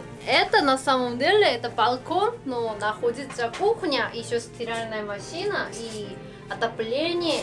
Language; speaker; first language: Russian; non-native, fluent; Korean